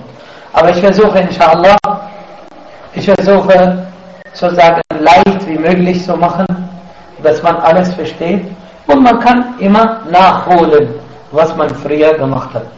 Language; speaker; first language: German; non-native, fluent; Arabic